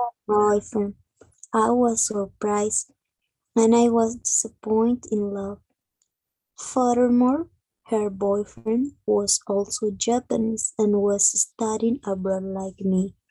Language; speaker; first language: English; non-native, learner; Spanish